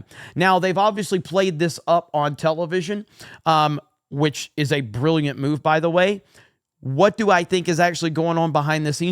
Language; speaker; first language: English; native; English